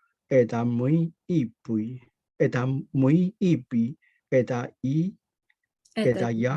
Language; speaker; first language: Russian; non-native, learner; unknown